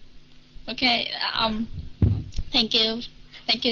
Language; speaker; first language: English; non-native, learner; Vietnamese